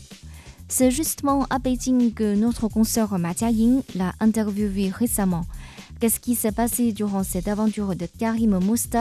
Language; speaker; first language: French; non-native, fluent; Chinese